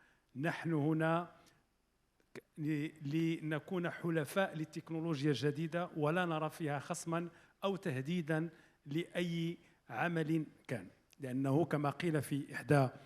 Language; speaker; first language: Arabic; native; Arabic